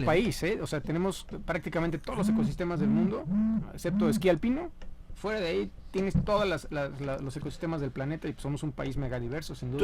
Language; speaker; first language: Spanish; native; Spanish